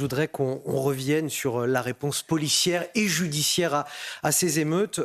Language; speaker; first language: French; native; French